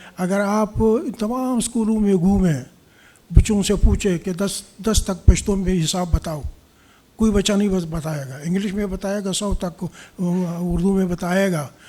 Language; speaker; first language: Urdu; non-native, local second language; Pashto